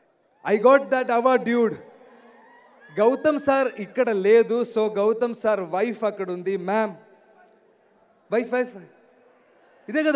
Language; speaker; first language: Telugu; non-native, learner; Malayalam